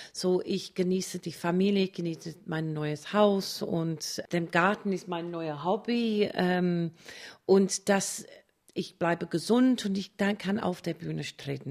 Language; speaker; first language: German; non-native, fluent; English